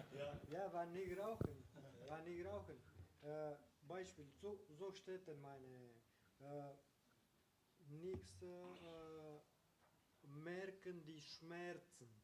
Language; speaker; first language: German; non-native, learner; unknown